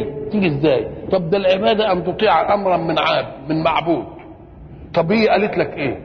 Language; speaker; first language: Arabic; native; Arabic